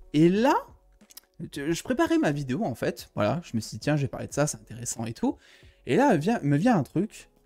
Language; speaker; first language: French; native; French